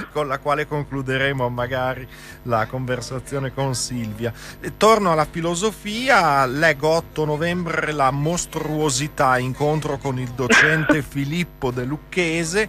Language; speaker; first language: Italian; native; Italian